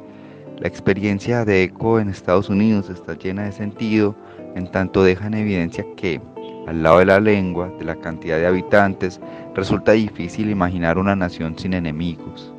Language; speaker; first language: Spanish; native; Spanish